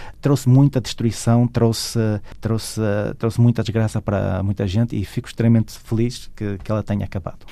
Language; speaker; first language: Portuguese; native; Portuguese